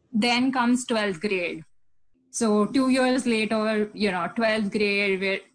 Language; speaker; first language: English; non-native, local second language; Hindi